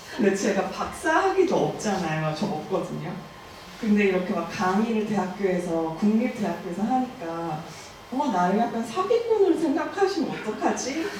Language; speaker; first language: Korean; early bilingual, heritage; Korean